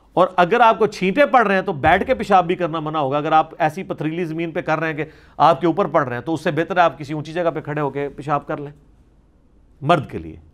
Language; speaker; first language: Urdu; non-native, local second language; Punjabi